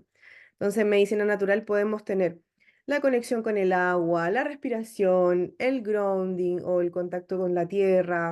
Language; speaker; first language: Spanish; native; Spanish